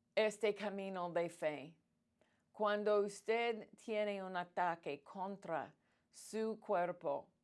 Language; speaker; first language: Spanish; non-native, fluent; English